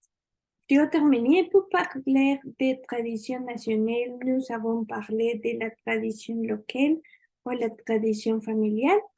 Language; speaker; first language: French; non-native, learner; Spanish